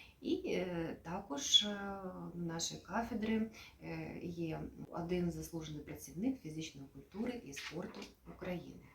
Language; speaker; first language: Ukrainian; native; Ukrainian